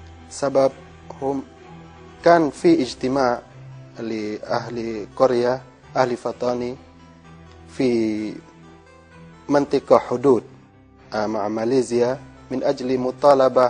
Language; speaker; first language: Arabic; non-native, learner; Malay